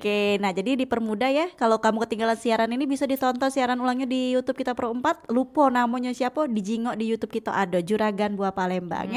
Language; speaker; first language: Indonesian; native; Indonesian